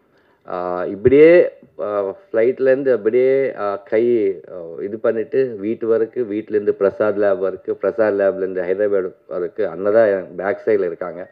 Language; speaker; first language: Tamil; non-native, learner; Telugu